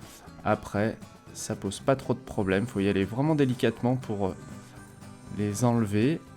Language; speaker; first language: French; native; French